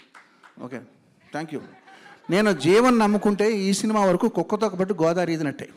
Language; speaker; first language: Telugu; native; Telugu